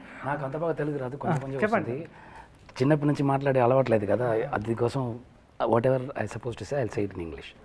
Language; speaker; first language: Telugu; non-native, learner; Tamil